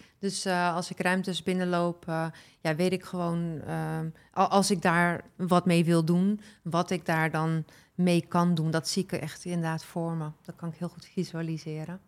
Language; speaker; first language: Dutch; early bilingual, other home language; Arabic